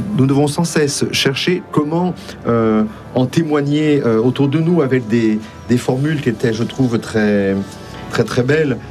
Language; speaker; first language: French; native; French